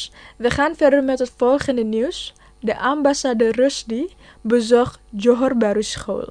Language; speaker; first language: Dutch; non-native, fluent; Indonesian